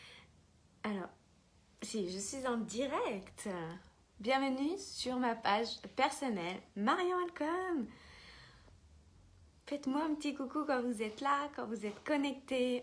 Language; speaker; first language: French; native; French